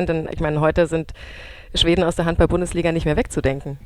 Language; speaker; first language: German; native; German